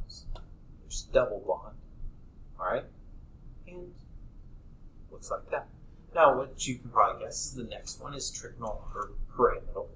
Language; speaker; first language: English; native; English